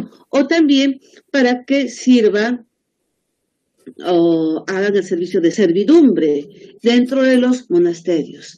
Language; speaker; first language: Spanish; native; Spanish